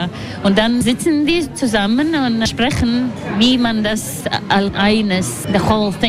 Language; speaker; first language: German; non-native, fluent; Latvian